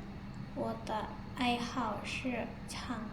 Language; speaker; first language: Chinese; non-native, learner; Indonesian